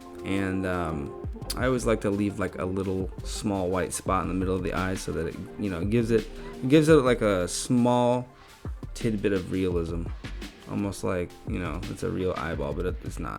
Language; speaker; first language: English; native; English